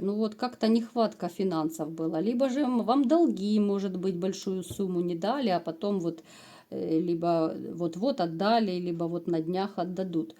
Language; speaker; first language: Russian; native; Russian